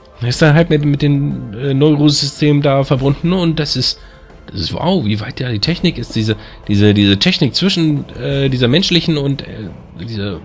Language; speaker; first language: German; native; German